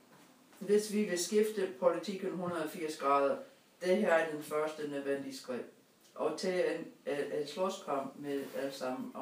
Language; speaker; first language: Danish; non-native, fluent; English